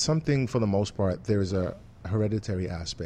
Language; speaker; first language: English; non-native, local second language; Yoruba